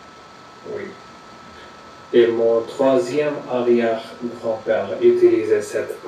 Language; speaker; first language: French; non-native, fluent; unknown